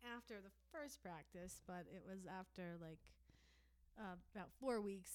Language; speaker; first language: English; native; English